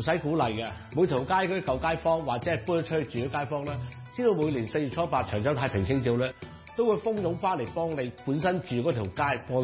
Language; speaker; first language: Cantonese; native; Cantonese